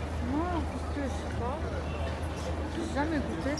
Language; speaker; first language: French; early bilingual, heritage; Turkish